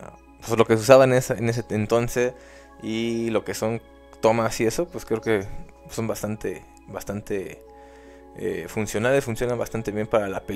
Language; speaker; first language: Spanish; native; Spanish